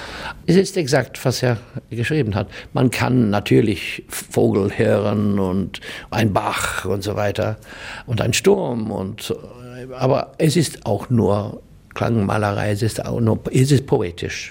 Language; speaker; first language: German; non-native, fluent; English